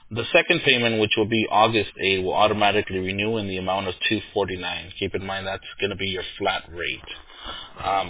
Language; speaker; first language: English; early bilingual, other home language; Spanish